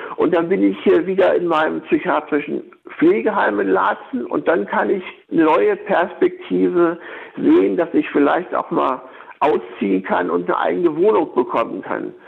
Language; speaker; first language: German; native; German